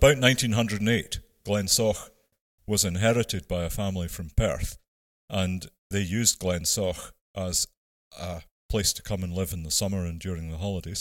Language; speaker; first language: English; native; English